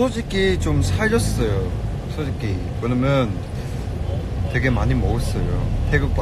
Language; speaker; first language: Korean; non-native, learner; Cantonese